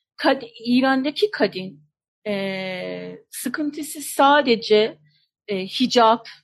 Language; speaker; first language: Turkish; non-native, fluent; Persian